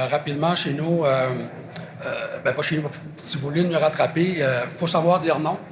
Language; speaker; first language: French; native; French